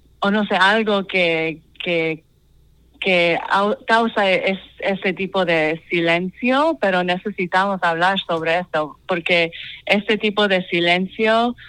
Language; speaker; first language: Spanish; non-native, fluent; English